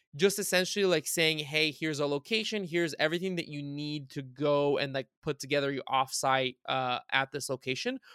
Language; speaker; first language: English; early bilingual, other home language; Bulgarian